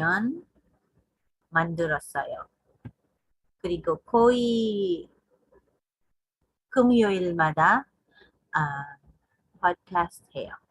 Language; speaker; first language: Korean; non-native, learner; English